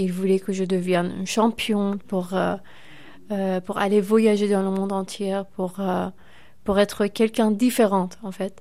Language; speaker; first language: French; non-native, fluent; Persian